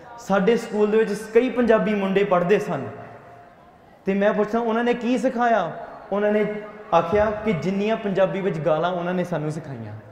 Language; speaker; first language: Punjabi; early bilingual, heritage; Punjabi